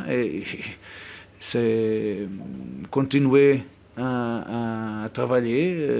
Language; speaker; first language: French; non-native, learner; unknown